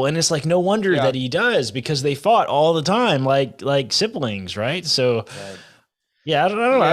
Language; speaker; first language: English; native; English